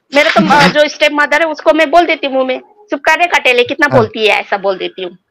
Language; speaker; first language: Hindi; non-native, local second language; Nepali